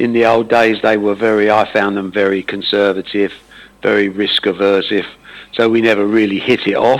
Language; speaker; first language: English; native; English